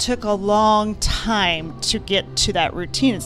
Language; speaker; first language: English; native; English